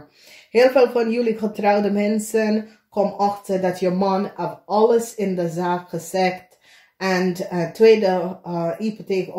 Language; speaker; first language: Dutch; non-native, fluent; English